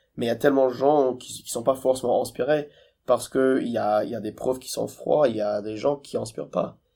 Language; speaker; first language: French; non-native, fluent; English